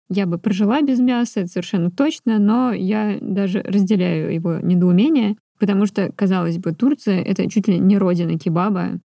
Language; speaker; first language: Russian; native; Russian